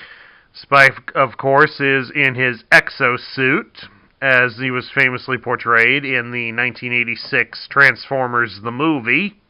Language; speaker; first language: English; native; English